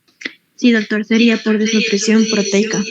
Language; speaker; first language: Spanish; native; Spanish